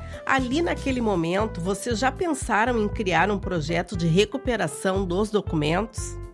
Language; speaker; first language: Portuguese; native; Portuguese